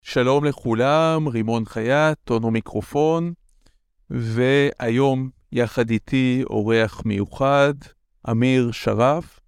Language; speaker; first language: Hebrew; native; Hebrew